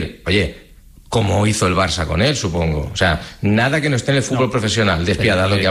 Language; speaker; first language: Spanish; native; Spanish